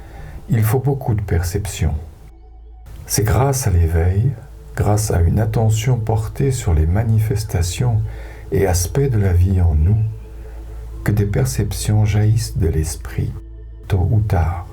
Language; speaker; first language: French; native; French